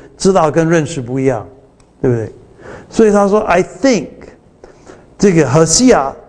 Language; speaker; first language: Chinese; non-native, fluent; English